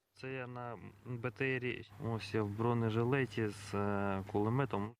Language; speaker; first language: Ukrainian; native; Ukrainian